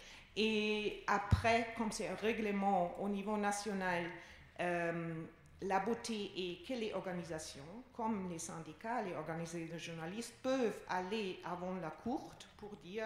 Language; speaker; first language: French; non-native, fluent; German